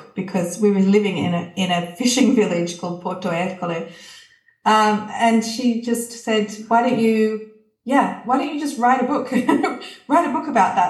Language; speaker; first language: English; native; English